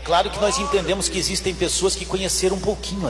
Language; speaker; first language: Portuguese; native; Portuguese